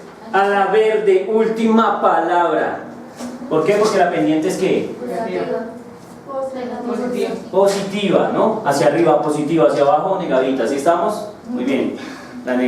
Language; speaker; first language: Spanish; native; Spanish